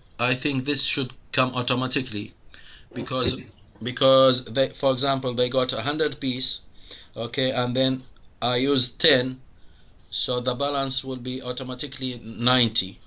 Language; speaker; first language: English; non-native, fluent; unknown